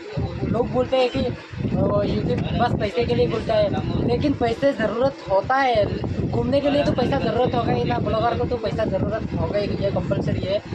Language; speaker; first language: Hindi; non-native, local second language; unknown